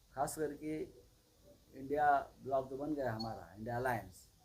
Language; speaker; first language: Hindi; non-native, local second language; Marathi